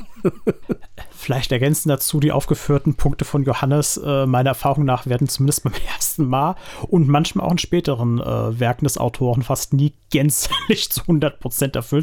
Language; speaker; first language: German; native; German